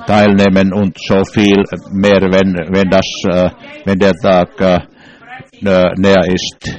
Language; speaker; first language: German; non-native, learner; English